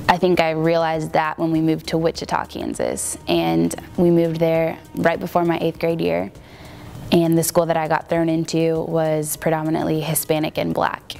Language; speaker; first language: English; native; English